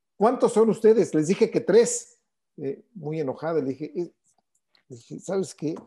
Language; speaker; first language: Spanish; native; Spanish